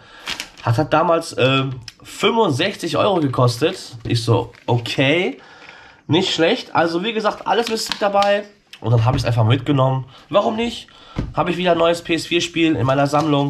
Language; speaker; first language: German; native; German